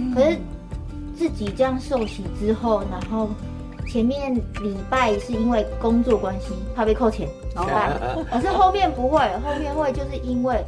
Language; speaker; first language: Chinese; native; Chinese